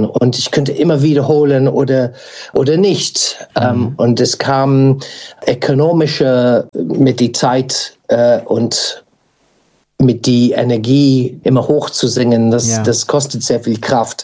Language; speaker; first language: German; non-native, fluent; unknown